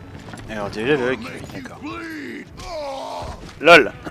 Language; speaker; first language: French; native; French